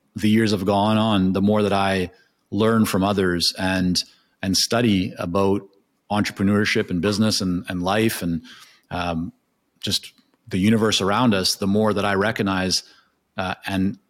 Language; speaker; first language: English; non-native, fluent; Hebrew